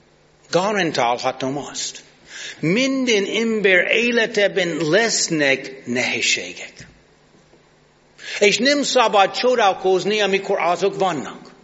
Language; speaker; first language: Hungarian; non-native, fluent; English